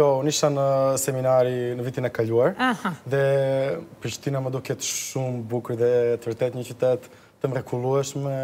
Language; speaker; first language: Albanian; non-native, learner; Serbian